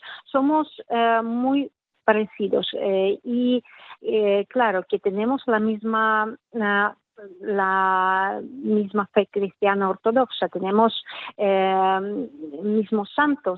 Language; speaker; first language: Spanish; non-native, fluent; Russian